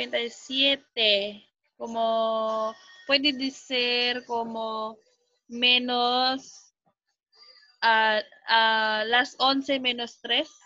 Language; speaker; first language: Spanish; non-native, learner; Filipino